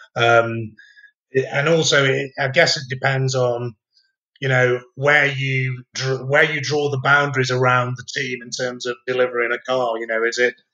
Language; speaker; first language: English; native; English